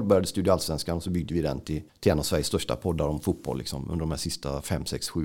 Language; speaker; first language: Swedish; native; Swedish